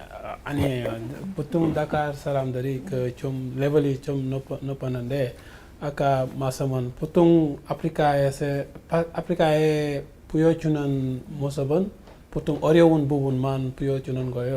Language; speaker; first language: Korean; non-native, fluent; Wolof